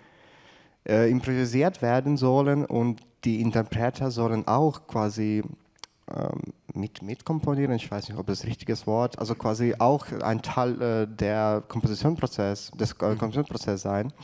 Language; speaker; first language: German; non-native, fluent; Ukrainian